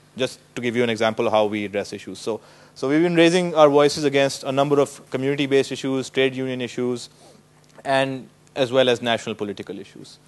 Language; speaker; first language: English; non-native, local second language; Urdu